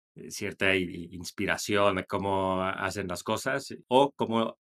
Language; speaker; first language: Spanish; native; Spanish